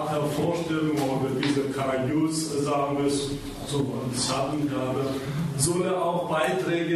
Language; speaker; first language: German; non-native, fluent; Greek